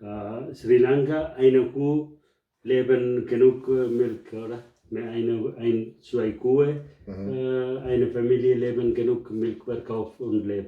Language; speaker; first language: German; non-native, learner; Tamil